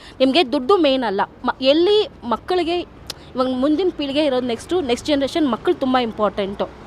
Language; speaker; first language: Kannada; native; Kannada